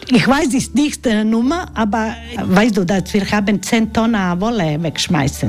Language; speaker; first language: German; non-native, learner; Croatian